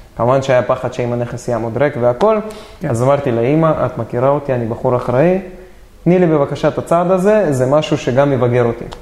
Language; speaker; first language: Hebrew; native; Hebrew